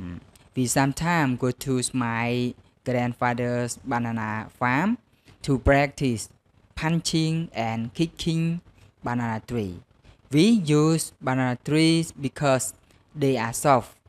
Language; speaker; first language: English; non-native, learner; Khmer